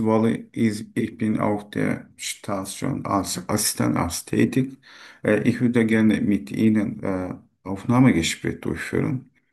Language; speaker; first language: German; non-native, learner; Turkish